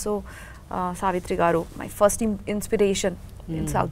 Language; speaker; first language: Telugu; non-native, learner; Bangla